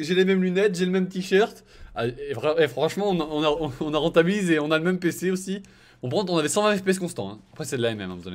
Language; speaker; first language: French; native; French